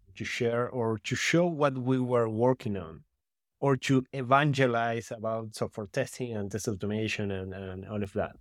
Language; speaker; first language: English; non-native, fluent; Spanish